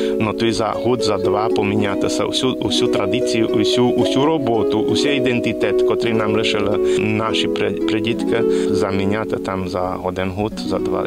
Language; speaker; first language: Ukrainian; early bilingual, heritage; Rusyn